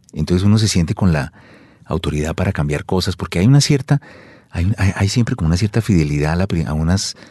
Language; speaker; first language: Spanish; native; Spanish